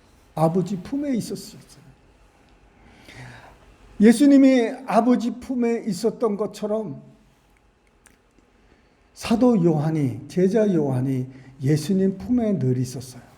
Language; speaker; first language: Korean; native; Korean